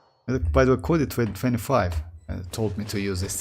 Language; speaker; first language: English; non-native, fluent; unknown